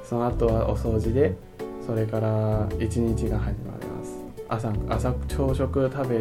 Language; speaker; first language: Japanese; non-native, fluent; Chinese